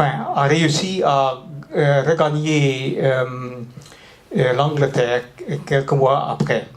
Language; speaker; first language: French; non-native, local second language; Dutch